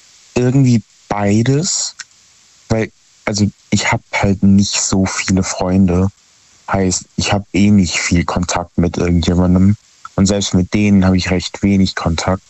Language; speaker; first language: German; native; German